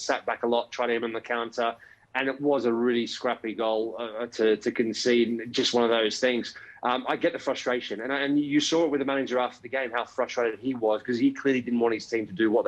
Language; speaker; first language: English; native; English